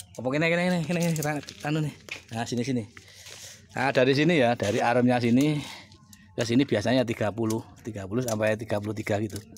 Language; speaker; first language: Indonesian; native; Indonesian